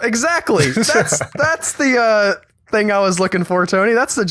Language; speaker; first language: English; native; English